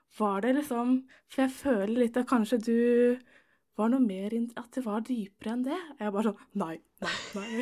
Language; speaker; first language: Norwegian; native; Norwegian